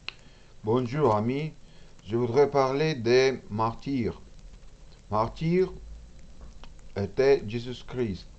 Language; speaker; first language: French; non-native, learner; Russian